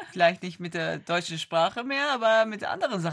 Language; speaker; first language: German; native; German